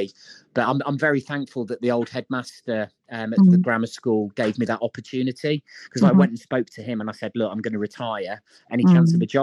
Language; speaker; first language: English; native; English